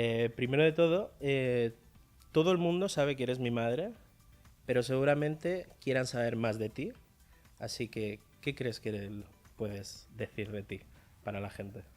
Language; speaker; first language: Spanish; early bilingual, other home language; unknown